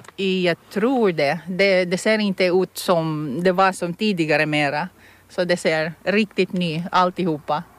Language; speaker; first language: Swedish; non-native, fluent; Filipino